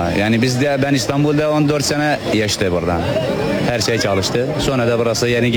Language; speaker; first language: Turkish; non-native, learner; Arabic